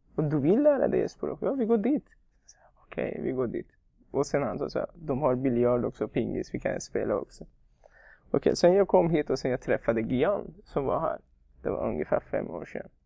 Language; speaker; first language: Swedish; non-native, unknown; Persian